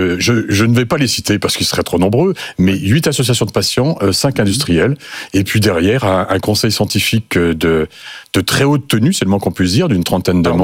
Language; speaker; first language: French; native; French